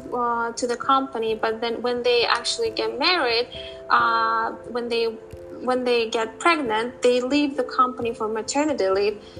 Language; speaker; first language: English; non-native, fluent; Uzbek